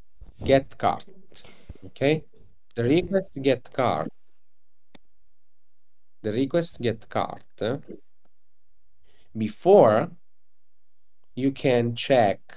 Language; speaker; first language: English; non-native, learner; Italian